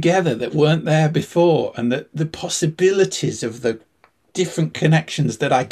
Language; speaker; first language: English; native; English